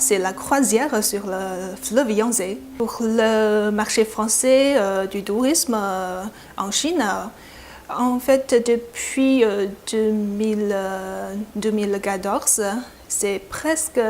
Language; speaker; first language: French; non-native, fluent; Chinese